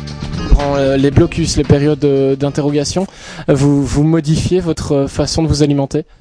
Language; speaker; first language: French; native; French